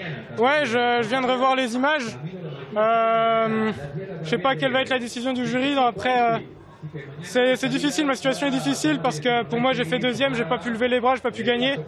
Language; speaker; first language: French; native; French